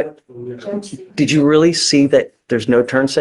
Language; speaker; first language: English; native; English